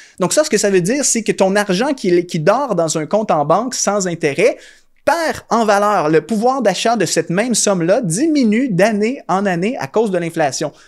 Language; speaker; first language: French; native; French